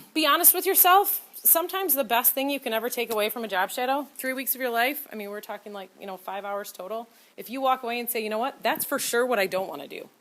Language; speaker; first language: English; native; English